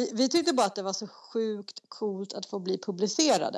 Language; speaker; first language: Swedish; native; Swedish